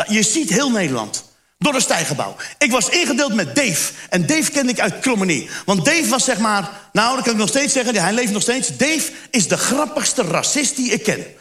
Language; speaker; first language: Dutch; early bilingual, other home language; Turkish